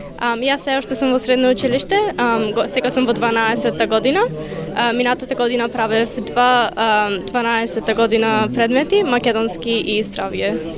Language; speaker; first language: Macedonian; early bilingual, heritage; Macedonian